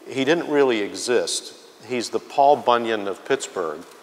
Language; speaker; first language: English; native; English